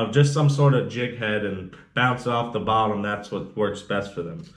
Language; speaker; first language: English; native; English